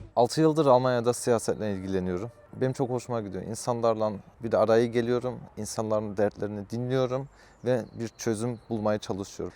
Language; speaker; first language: Turkish; early bilingual, heritage; Turkish